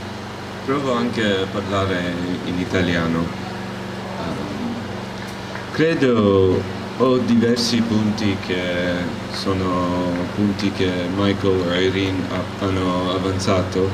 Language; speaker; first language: Italian; non-native, learner; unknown